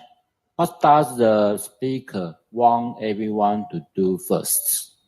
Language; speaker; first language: English; non-native, learner; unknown